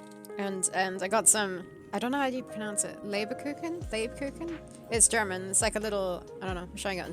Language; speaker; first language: English; native; English